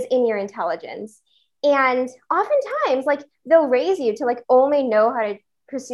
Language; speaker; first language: English; native; English